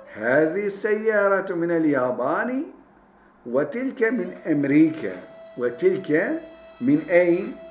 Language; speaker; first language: Arabic; non-native, fluent; Turkish